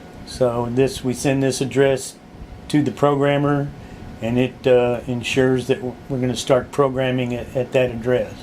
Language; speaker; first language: English; native; English